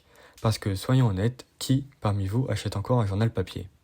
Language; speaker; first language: French; native; French